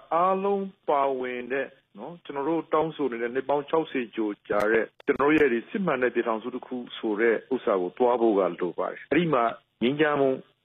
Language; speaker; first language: Burmese; native; Burmese